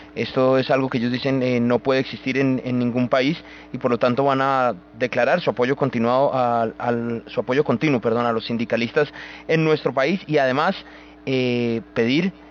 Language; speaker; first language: Spanish; native; Spanish